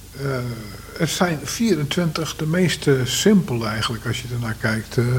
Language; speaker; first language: Dutch; native; Dutch